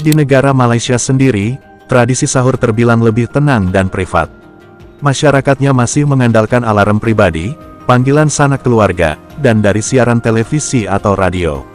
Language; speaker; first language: Indonesian; native; Indonesian